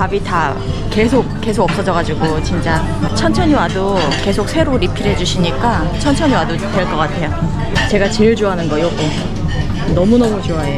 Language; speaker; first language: Korean; native; Korean